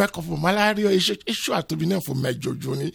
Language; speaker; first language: Hungarian; non-native, fluent; Yoruba